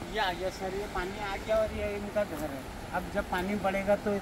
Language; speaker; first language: Hindi; native; Hindi